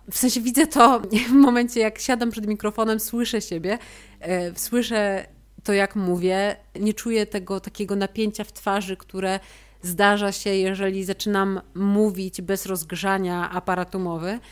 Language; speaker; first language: Polish; native; Polish